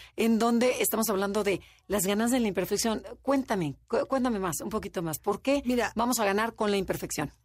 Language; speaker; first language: Spanish; native; Spanish